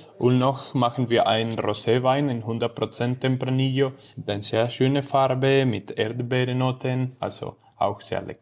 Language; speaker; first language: German; non-native, fluent; Spanish